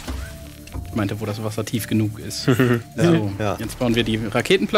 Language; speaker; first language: German; native; German